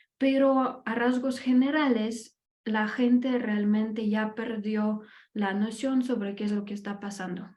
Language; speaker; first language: Spanish; non-native, fluent; Ukrainian